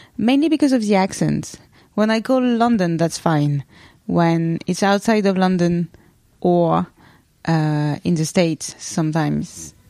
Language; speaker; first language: English; non-native, fluent; French